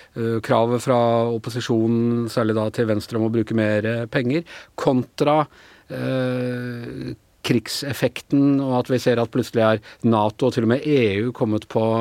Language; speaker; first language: Norwegian; native; Norwegian